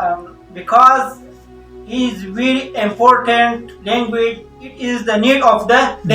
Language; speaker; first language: English; non-native, learner; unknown